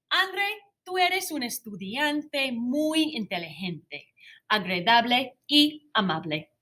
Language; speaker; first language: Spanish; non-native, fluent; English